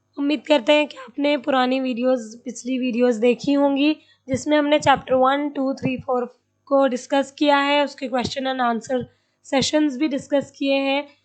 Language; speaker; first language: Urdu; native; Urdu